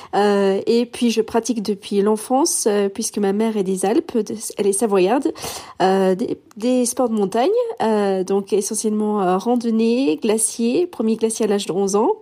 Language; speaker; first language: French; early bilingual, other home language; English